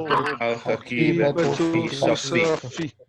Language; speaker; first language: Arabic; non-native, learner; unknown